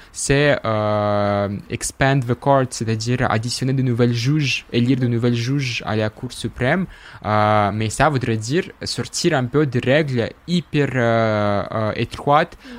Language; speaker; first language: French; non-native, fluent; Russian